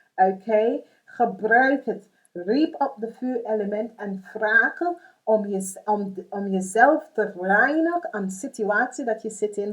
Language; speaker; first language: Dutch; non-native, fluent; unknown